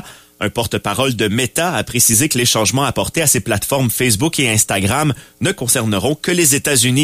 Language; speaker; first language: French; native; French